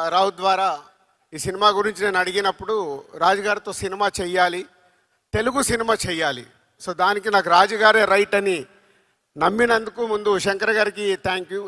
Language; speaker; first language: Telugu; native; Telugu